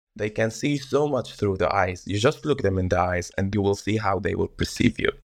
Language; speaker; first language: English; non-native, fluent; Arabic